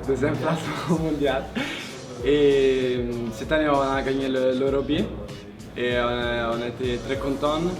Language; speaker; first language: French; non-native, learner; Italian